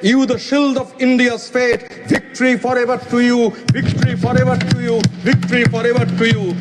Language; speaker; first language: English; non-native, local second language; Bangla